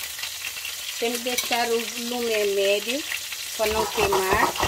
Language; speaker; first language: Portuguese; non-native, local second language; Upper Guinea Crioulo